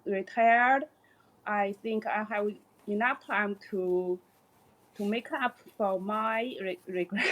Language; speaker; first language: English; non-native, learner; Chinese